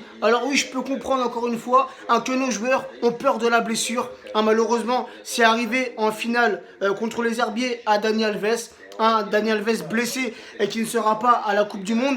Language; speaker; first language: French; native; French